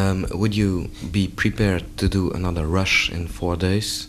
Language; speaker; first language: English; non-native, fluent; Dutch